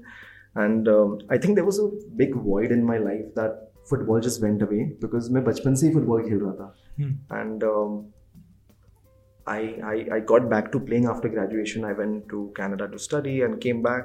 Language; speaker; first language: English; non-native, local second language; Hindi